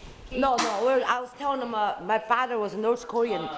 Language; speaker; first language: English; non-native, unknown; Korean